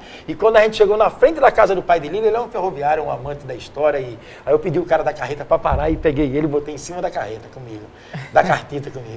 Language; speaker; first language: Portuguese; native; Portuguese